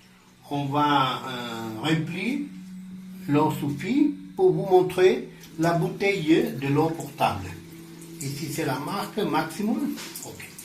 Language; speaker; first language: French; non-native, learner; Spanish